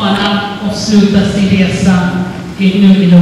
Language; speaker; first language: Swedish; non-native, fluent; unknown